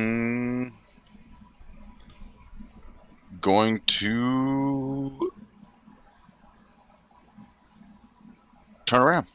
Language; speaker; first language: English; native; English